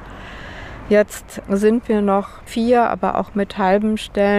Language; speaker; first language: German; native; German